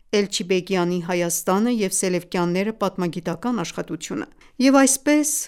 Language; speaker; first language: Armenian; native; Armenian